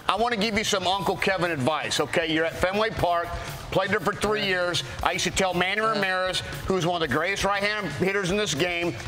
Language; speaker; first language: English; native; English